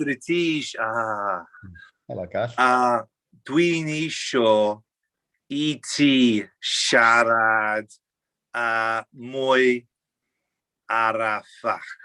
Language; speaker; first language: Welsh; non-native, learner; English